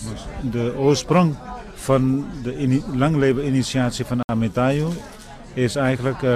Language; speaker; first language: Dutch; non-native, fluent; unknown